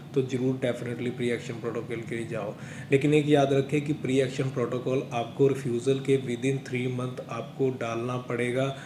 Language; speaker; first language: Hindi; non-native, local second language; Punjabi